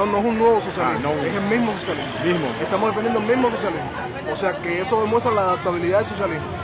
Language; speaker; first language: Spanish; native; Spanish